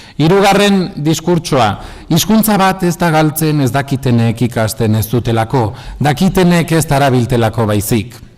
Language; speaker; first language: Basque; non-native, local second language; Spanish